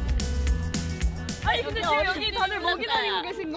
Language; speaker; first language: Korean; native; Korean